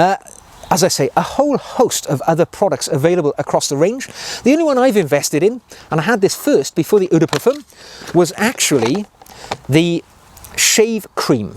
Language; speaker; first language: English; native; English